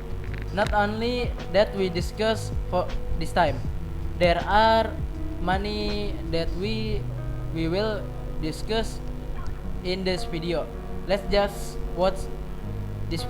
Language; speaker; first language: English; non-native, learner; Indonesian